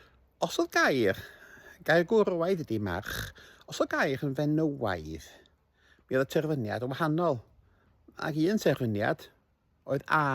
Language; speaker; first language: Welsh; native; Welsh